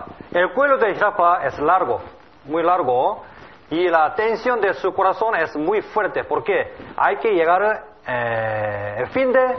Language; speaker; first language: Spanish; non-native, learner; Korean